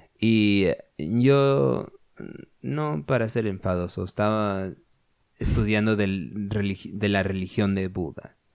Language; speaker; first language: Spanish; early bilingual, heritage; Spanish